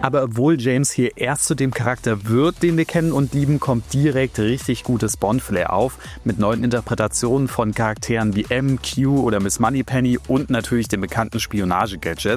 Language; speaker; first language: German; native; German